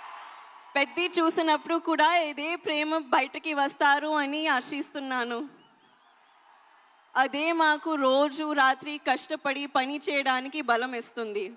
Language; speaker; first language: Telugu; non-native, learner; Hindi